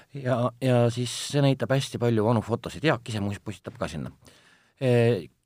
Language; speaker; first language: Estonian; native; Estonian